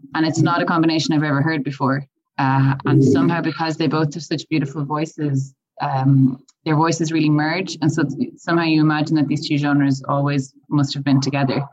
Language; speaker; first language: English; native; English